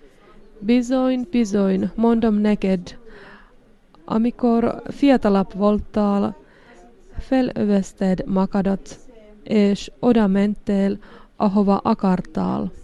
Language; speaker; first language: Hungarian; non-native, learner; Finnish